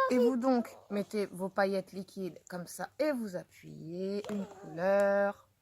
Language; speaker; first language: French; native; French